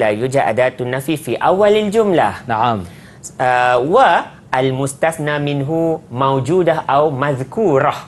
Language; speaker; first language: Arabic; non-native, fluent; Malay